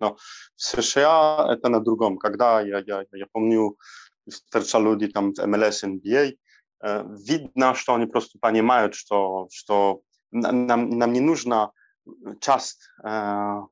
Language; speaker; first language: Russian; non-native, learner; Polish